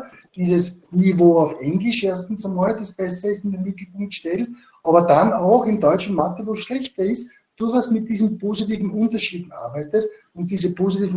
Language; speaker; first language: German; native; German